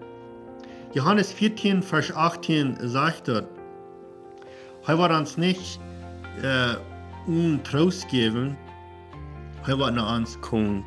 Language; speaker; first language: German; non-native, learner; Plautdietsch